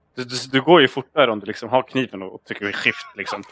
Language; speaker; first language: Swedish; native; Swedish